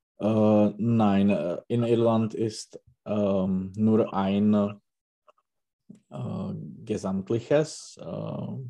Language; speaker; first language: German; non-native, learner; Czech